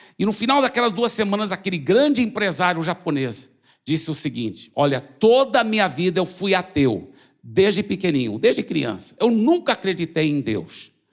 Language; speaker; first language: Portuguese; early bilingual, other home language; English